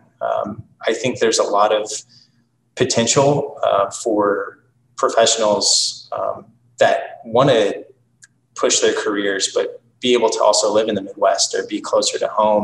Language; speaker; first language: English; native; English